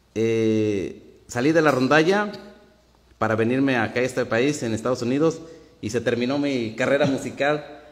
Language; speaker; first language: Spanish; native; Spanish